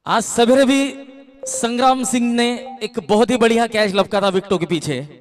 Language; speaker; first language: Hindi; non-native, local second language; Marathi